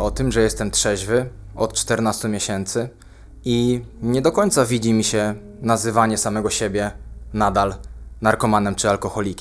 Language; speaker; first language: Polish; native; Polish